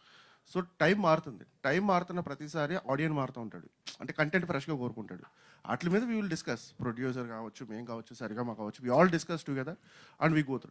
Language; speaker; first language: Telugu; native; Telugu